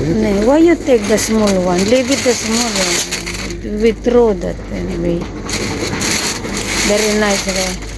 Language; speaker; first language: English; non-native, learner; Filipino